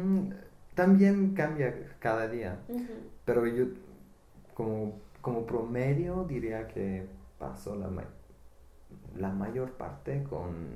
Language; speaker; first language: Spanish; non-native, fluent; English